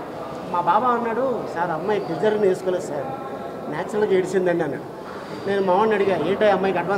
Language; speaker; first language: Telugu; native; Telugu